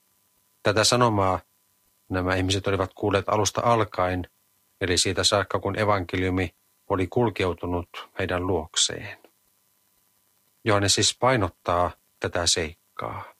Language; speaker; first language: Finnish; native; Finnish